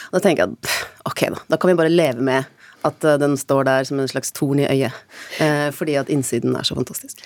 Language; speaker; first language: Norwegian; native; Norwegian